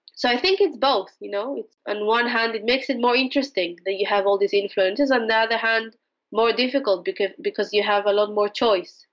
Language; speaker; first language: English; non-native, fluent; Hebrew